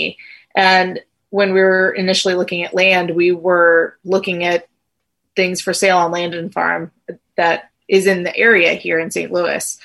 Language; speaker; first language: English; native; English